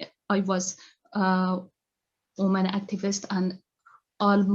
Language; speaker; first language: English; non-native, learner; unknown